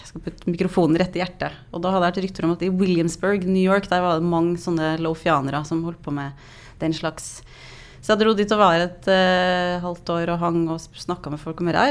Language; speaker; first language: Norwegian; native; Norwegian